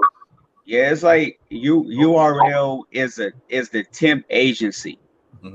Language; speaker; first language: English; native; English